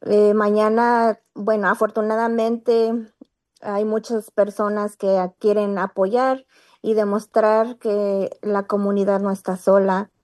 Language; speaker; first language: Spanish; native; Spanish